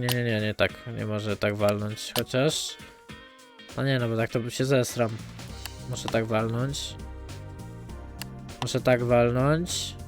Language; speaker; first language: Polish; native; Polish